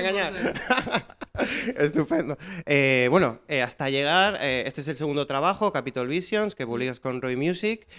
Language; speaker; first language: Spanish; native; Spanish